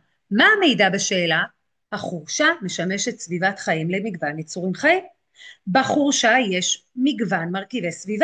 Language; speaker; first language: Hebrew; native; Hebrew